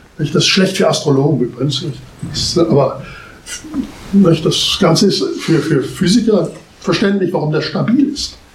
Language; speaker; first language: German; native; German